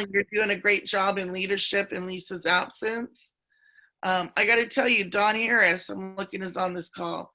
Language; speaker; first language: English; native; English